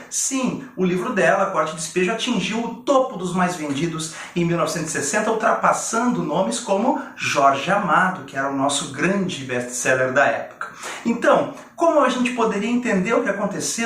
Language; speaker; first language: Portuguese; native; Portuguese